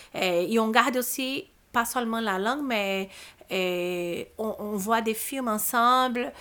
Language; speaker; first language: French; non-native, fluent; Portuguese